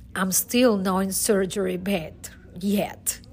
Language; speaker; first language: English; non-native, fluent; Spanish